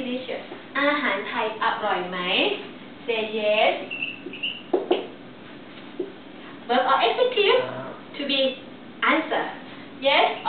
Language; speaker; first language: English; non-native, learner; Thai